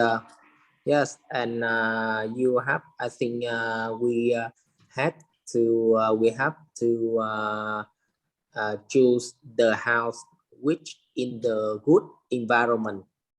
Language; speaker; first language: English; non-native, learner; Vietnamese